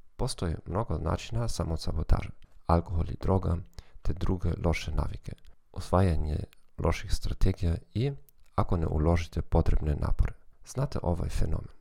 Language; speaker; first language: Croatian; early bilingual, heritage; German